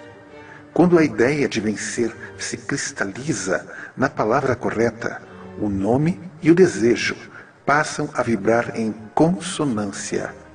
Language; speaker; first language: Portuguese; native; Portuguese